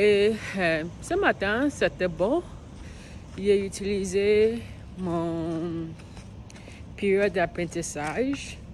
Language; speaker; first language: French; non-native, learner; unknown